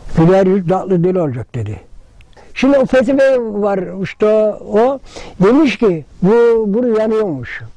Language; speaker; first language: Turkish; native; Turkish